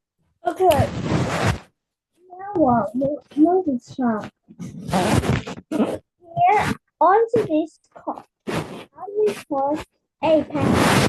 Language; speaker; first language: English; non-native, learner; Vietnamese